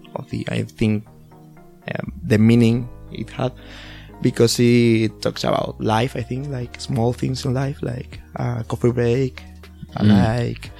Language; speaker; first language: English; non-native, learner; Spanish